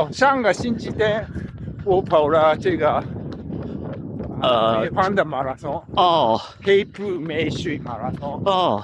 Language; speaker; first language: Chinese; non-native, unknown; Japanese